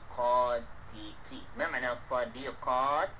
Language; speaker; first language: Arabic; non-native, fluent; Malay